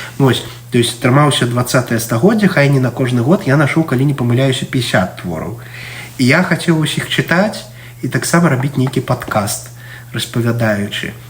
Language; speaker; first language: Belarusian; non-native, local second language; Russian